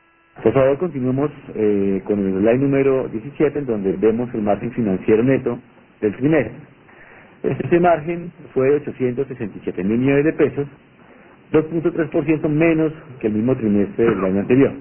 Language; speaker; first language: Spanish; native; Spanish